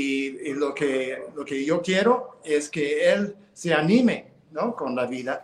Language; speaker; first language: Spanish; non-native, fluent; English